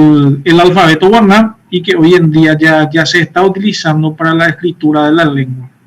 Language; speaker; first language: Spanish; native; Spanish